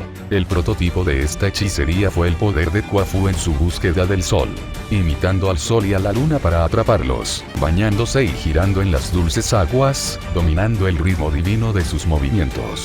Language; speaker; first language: Spanish; native; Spanish